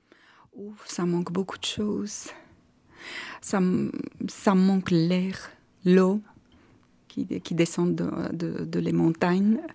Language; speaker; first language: French; non-native, fluent; Armenian